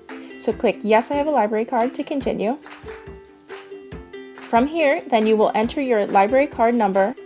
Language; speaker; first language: English; native; English